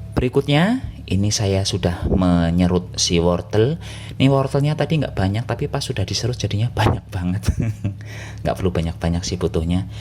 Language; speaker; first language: Indonesian; non-native, local second language; Javanese